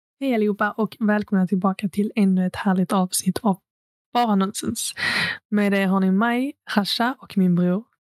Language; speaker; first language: Swedish; early bilingual, other home language; Arabic